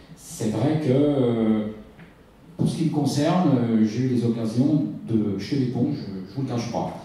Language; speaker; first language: French; native; French